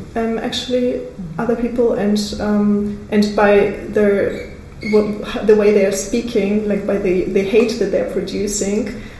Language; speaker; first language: English; non-native, fluent; Russian